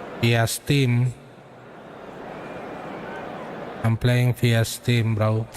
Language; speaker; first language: English; non-native, learner; Indonesian